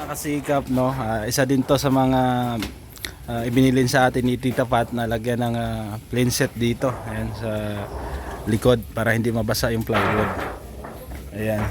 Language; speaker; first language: Filipino; non-native, local second language; Hiligaynon